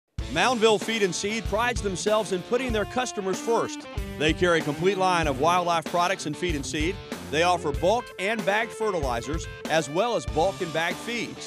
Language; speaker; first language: English; native; English